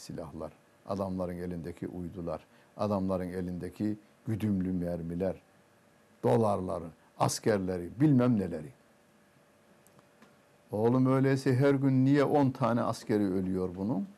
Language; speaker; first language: Turkish; native; Turkish